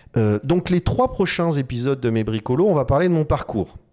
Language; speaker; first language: French; native; French